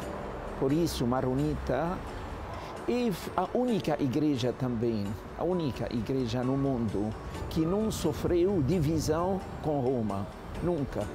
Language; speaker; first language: Portuguese; non-native, learner; Arabic